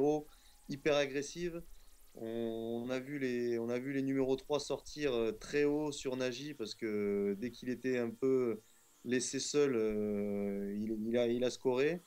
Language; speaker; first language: French; native; French